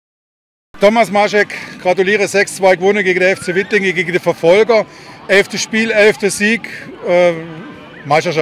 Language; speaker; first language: German; native; German